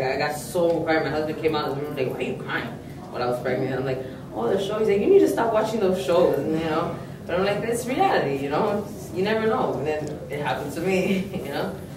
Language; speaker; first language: English; early bilingual, other home language; Spanish